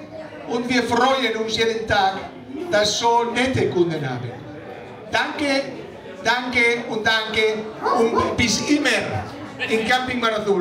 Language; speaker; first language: German; non-native, fluent; Spanish